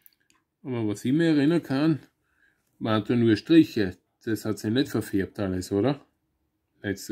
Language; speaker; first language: German; native; German